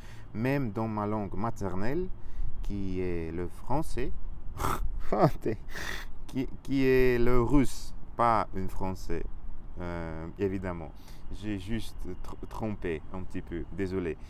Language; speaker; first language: French; non-native, fluent; Russian